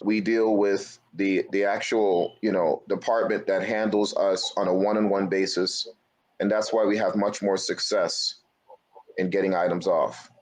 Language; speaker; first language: English; native; English